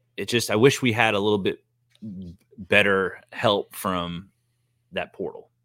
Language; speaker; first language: English; native; English